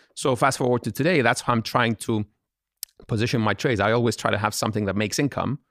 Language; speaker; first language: English; non-native, fluent; Greek